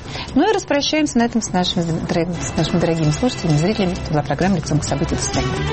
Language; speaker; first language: Russian; native; Russian